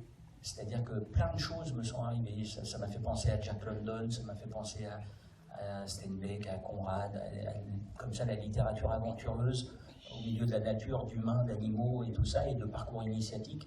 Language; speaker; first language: French; native; French